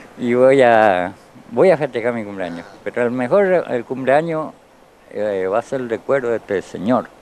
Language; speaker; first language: Spanish; native; Spanish